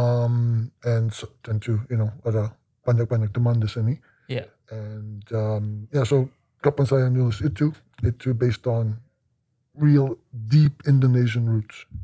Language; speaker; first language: Indonesian; non-native, learner; English